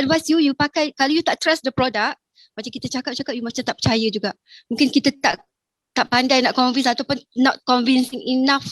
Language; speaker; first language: Malay; native; Malay